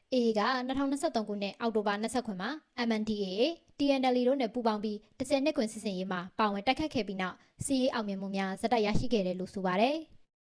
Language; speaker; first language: Burmese; native; Burmese